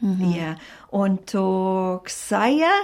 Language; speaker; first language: Indonesian; non-native, fluent; English